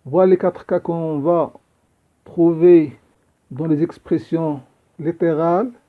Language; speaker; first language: French; non-native, local second language; Arabic